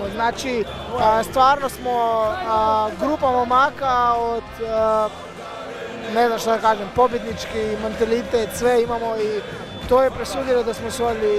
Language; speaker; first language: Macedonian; non-native, learner; Croatian